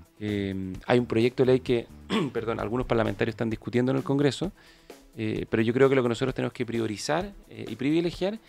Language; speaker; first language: Spanish; native; Spanish